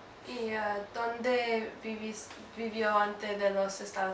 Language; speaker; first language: Spanish; non-native, learner; English